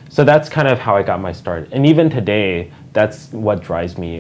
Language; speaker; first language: English; native; English